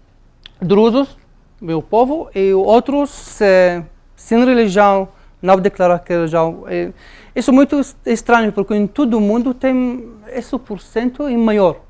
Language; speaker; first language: Portuguese; non-native, fluent; Arabic